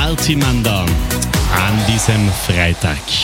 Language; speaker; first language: German; native; German